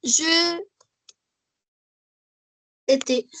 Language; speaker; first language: French; non-native, learner; Arabic